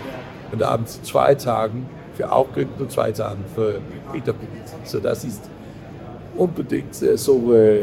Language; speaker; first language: German; non-native, learner; Danish